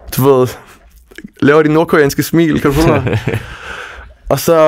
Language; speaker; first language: Danish; native; Danish